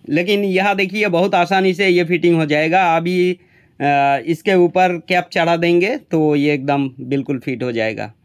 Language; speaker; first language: Hindi; non-native, local second language; Bangla